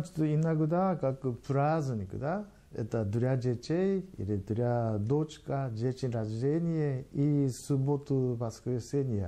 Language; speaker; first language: Russian; non-native, learner; Japanese